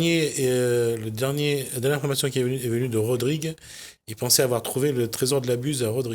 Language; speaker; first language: French; native; French